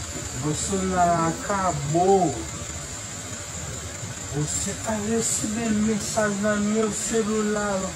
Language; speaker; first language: Portuguese; non-native, learner; Haitian Creole